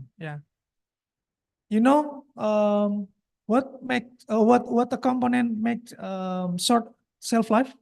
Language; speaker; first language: English; non-native, local second language; Indonesian